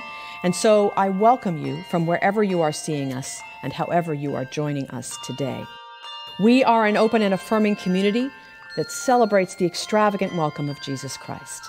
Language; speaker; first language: English; native; English